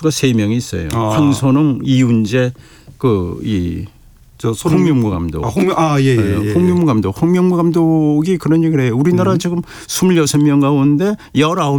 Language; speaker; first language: Korean; native; Korean